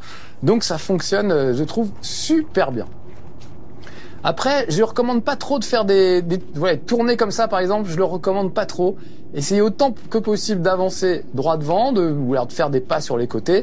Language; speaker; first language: French; native; French